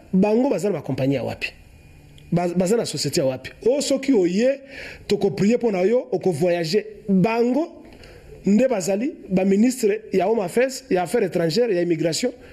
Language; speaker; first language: Lingala; non-native, local second language; Luba-Lulua